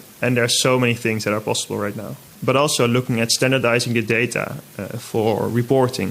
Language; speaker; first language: English; non-native, fluent; Dutch